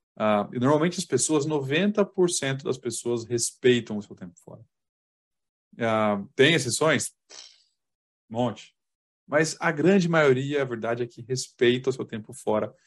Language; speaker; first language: Portuguese; native; Portuguese